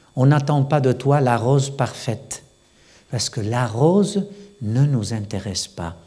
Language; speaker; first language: French; non-native, fluent; Spanish